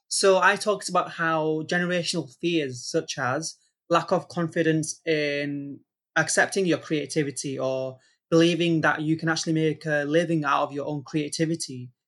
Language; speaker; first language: English; native; English